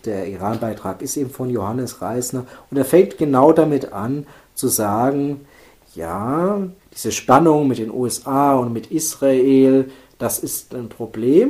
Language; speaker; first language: German; native; German